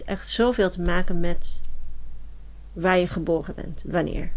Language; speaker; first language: Dutch; non-native, fluent; English